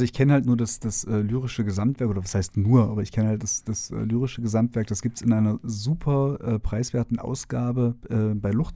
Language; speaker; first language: German; native; German